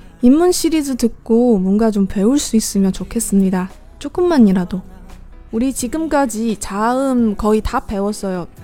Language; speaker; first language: Korean; non-native, fluent; Chinese